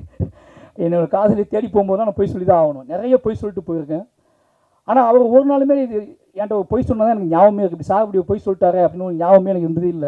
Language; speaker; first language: Tamil; native; Tamil